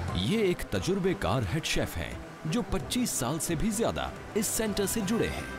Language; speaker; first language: Hindi; native; Hindi